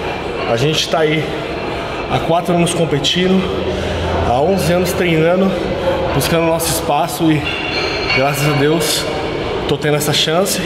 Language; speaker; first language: Portuguese; native; Portuguese